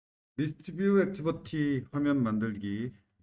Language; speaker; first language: Korean; native; Korean